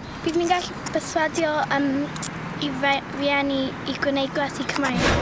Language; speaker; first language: Welsh; non-native, local second language; English